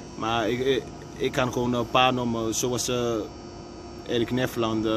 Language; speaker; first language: Dutch; non-native, fluent; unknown